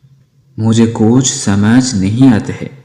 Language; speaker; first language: Hindi; non-native, fluent; Bangla